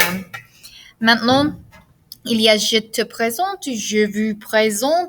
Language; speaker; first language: French; non-native, fluent; English